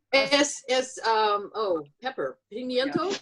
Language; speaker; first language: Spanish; non-native, learner; English